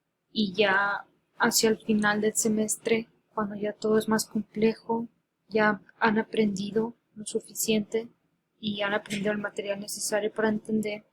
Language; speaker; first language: Spanish; early bilingual, heritage; Spanish